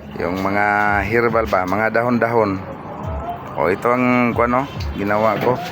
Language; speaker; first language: Filipino; non-native, local second language; Cebuano